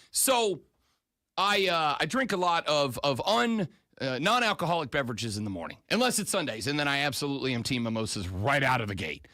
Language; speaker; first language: English; native; English